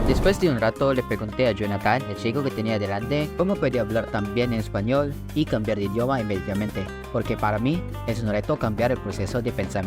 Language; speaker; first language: Spanish; non-native, fluent; Filipino